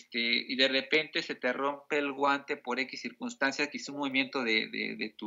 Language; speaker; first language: Spanish; native; Spanish